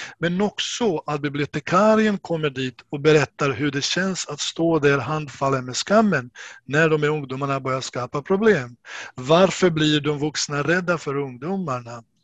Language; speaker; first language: Swedish; non-native, fluent; Bosnian